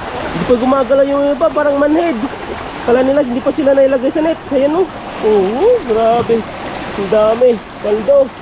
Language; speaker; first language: Filipino; native; Filipino